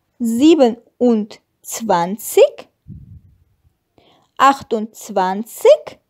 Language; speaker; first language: German; non-native, fluent; Armenian